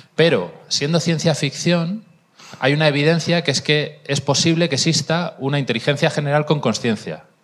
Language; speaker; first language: Spanish; native; Spanish